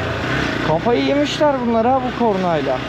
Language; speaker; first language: Turkish; native; Turkish